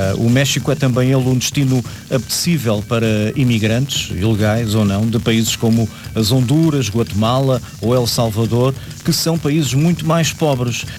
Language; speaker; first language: Portuguese; native; Portuguese